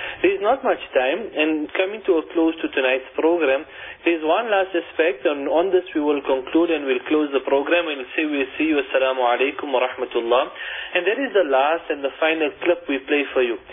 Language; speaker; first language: English; native; English